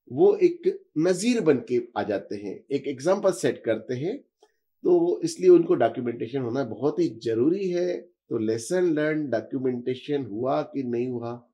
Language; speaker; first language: Hindi; native; Hindi